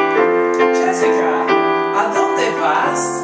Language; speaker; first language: Spanish; non-native, fluent; English